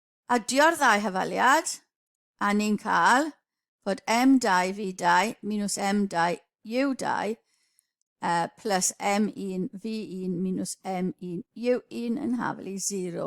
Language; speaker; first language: Welsh; native; Welsh